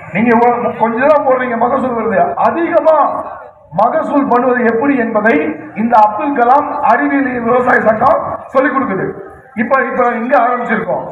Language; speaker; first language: Tamil; native; Tamil